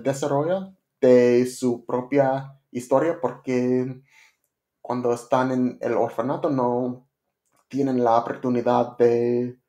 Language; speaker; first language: Spanish; non-native, learner; English